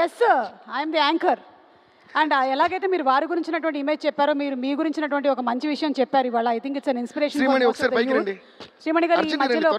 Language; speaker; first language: Telugu; native; Telugu